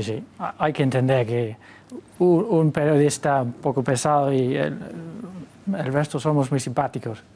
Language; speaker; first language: Spanish; non-native, fluent; English